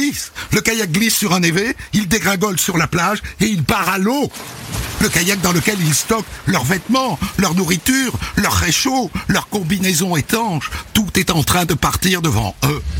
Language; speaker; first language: French; native; French